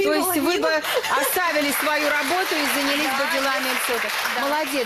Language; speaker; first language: Russian; native; Russian